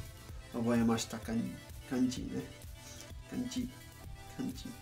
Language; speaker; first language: Japanese; non-native, learner; English